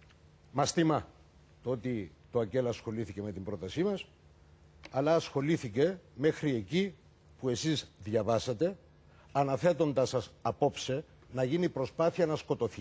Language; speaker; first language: Greek; native; Greek